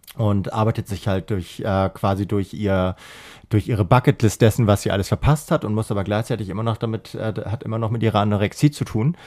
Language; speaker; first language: German; native; German